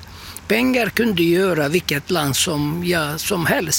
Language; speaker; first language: Swedish; non-native, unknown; Turkish